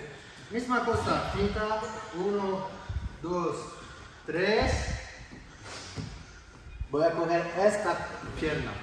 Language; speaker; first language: Spanish; non-native, learner; French